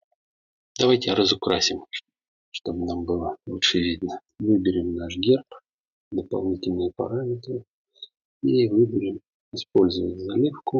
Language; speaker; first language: Russian; native; Russian